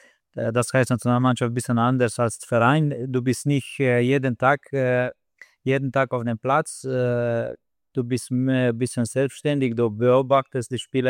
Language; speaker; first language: German; non-native, fluent; Slovenian